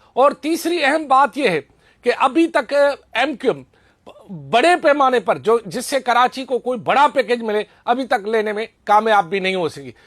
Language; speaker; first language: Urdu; non-native, local second language; Sindhi